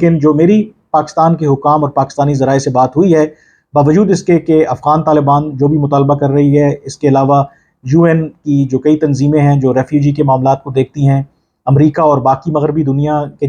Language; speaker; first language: Urdu; native; Urdu